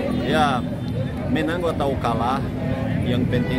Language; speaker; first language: Indonesian; non-native, fluent; Portuguese